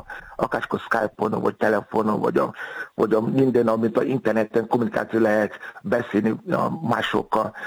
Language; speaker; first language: Hungarian; non-native, fluent; Yoruba